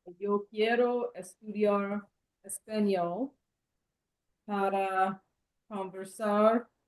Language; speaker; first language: Spanish; non-native, learner; English